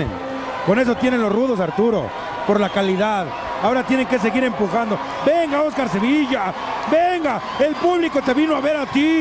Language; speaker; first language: Spanish; native; Spanish